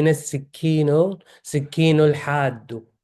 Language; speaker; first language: Arabic; non-native, fluent; English